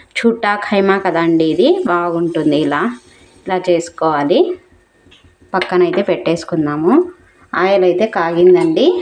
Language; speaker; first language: Telugu; non-native, local second language; Urdu